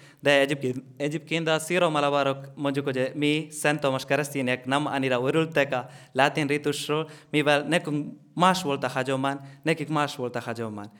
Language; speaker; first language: Hungarian; non-native, learner; Malayalam